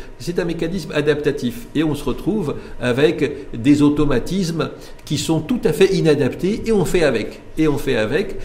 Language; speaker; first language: French; non-native, local second language; Arabic